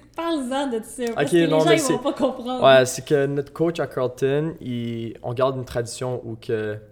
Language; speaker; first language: French; native; French